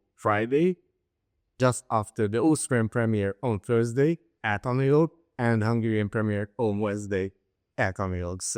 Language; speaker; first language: English; non-native, fluent; Hungarian